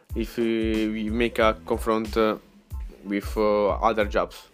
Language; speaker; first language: English; non-native, learner; Ukrainian